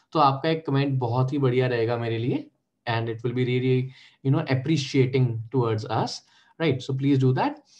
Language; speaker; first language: English; non-native, local second language; Hindi